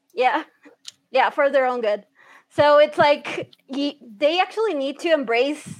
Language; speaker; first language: English; early bilingual, other home language; Spanish